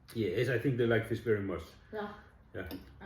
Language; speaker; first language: English; non-native, learner; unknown